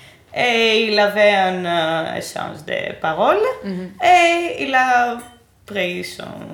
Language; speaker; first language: French; non-native, fluent; Greek